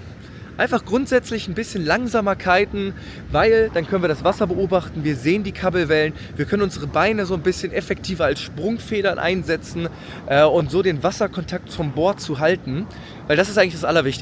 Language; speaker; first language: German; native; German